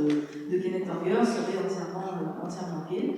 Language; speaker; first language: French; native; French